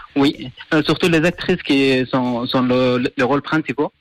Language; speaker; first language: French; non-native, fluent; Persian